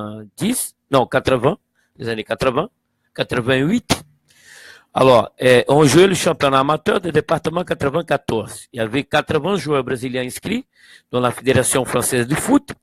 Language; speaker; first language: French; non-native, fluent; Portuguese